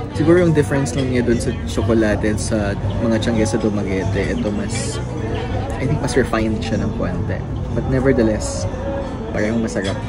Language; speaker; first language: Filipino; non-native, local second language; Cebuano